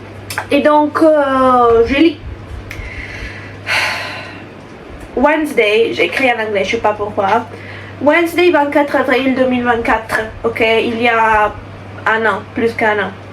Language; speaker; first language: French; non-native, fluent; Italian